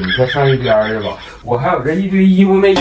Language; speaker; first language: Chinese; native; Chinese